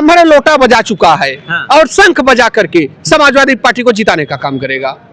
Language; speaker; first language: Hindi; native; Hindi